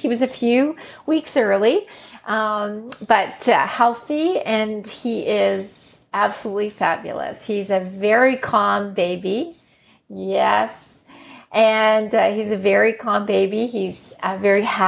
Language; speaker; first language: English; native; English